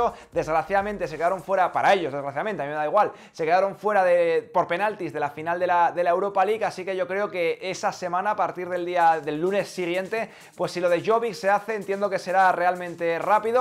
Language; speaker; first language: Spanish; native; Spanish